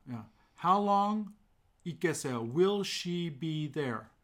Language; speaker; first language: English; native; English